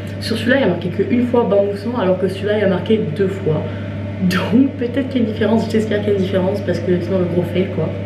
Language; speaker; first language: French; native; French